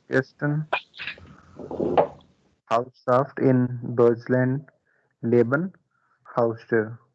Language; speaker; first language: German; non-native, learner; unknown